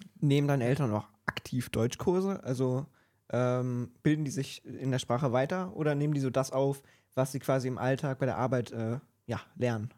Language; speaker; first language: German; native; German